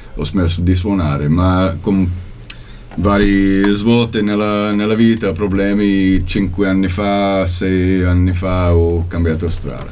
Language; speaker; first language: Italian; non-native, fluent; English